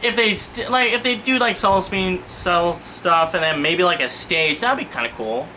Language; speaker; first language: English; native; English